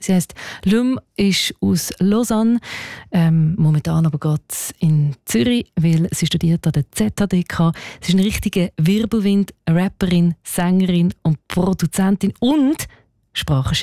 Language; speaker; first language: German; native; German